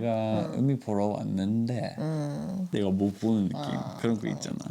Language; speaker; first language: Korean; non-native, learner; English